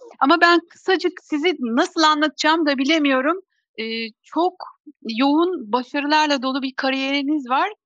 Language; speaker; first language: Turkish; native; Turkish